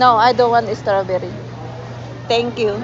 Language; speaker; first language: English; non-native, local second language; Filipino